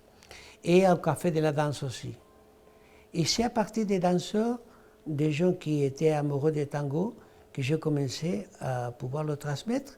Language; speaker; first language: French; non-native, fluent; Spanish